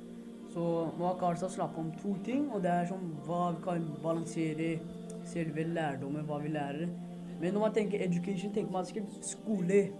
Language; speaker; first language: Norwegian; early bilingual, other home language; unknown